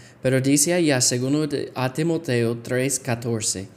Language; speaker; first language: Spanish; non-native, fluent; English